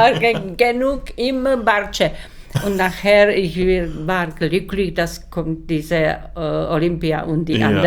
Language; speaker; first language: German; non-native, learner; Czech